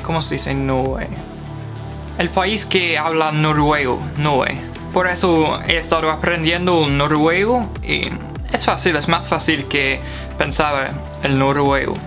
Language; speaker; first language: Spanish; non-native, fluent; English